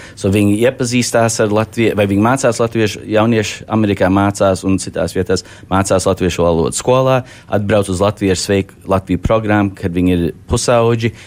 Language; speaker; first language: Latvian; early bilingual, heritage; Latvian